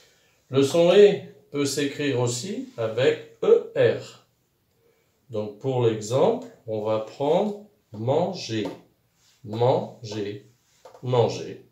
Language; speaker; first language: French; non-native, local second language; Arabic